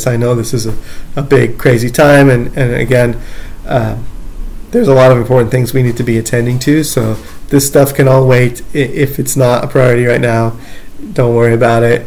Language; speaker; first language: English; native; English